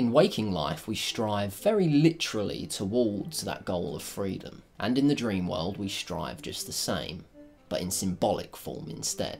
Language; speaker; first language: English; native; English